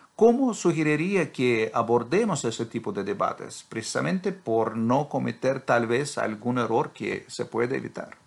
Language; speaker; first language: Spanish; non-native, fluent; Russian